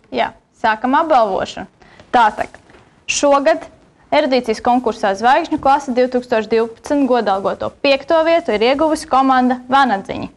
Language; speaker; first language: Latvian; native; Latvian